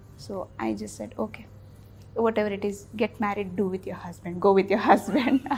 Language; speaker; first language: English; non-native, local second language; Bhojpuri